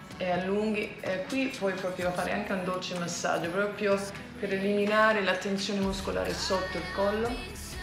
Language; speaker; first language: Italian; non-native, fluent; English